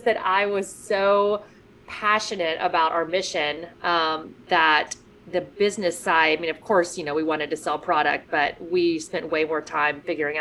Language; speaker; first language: English; native; English